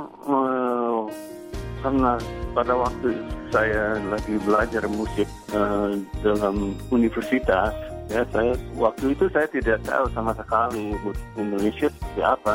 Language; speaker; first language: Indonesian; non-native, fluent; English